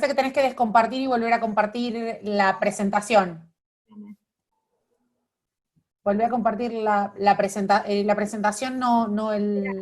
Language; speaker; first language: Spanish; native; Spanish